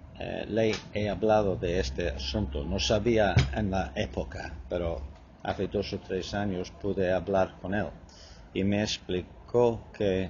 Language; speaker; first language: Spanish; non-native, fluent; English